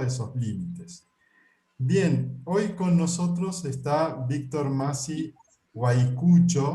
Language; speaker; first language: Spanish; native; Spanish